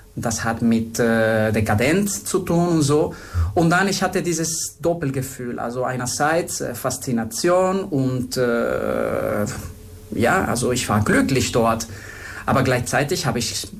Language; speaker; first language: German; non-native, fluent; Spanish